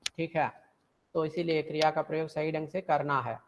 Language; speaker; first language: Hindi; non-native, local second language; Telugu